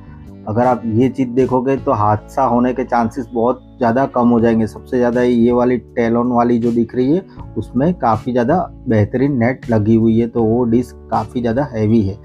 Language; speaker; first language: Hindi; native; Hindi